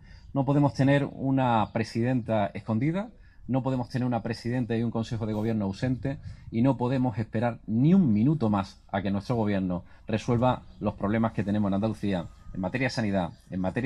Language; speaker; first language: Spanish; native; Spanish